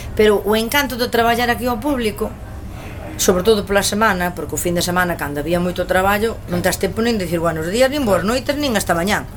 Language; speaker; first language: Galician; native; Galician